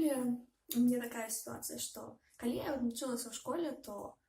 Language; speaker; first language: Belarusian; native; Belarusian